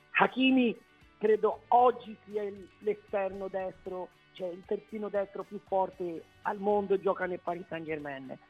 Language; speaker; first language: Italian; early bilingual, other home language; Arabic